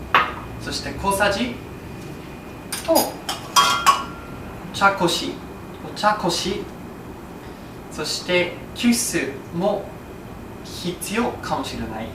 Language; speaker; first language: Japanese; non-native, fluent; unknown